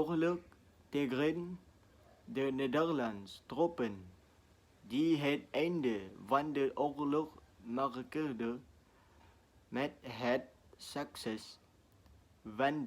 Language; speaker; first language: Dutch; non-native, learner; Indonesian